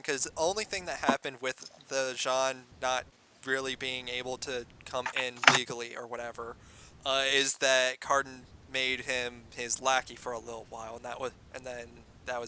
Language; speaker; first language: English; native; English